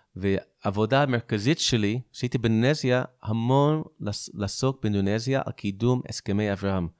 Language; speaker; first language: Hebrew; non-native, fluent; English